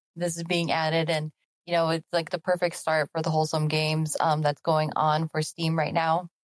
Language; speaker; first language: English; native; English